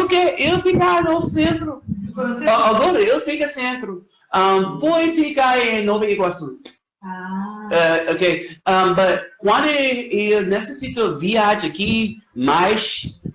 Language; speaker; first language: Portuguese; non-native, learner; English